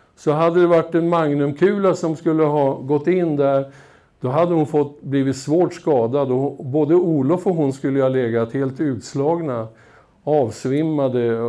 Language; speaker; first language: Swedish; native; Swedish